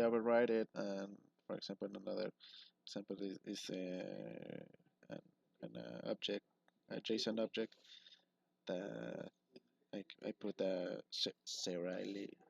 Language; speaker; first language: English; non-native, learner; Spanish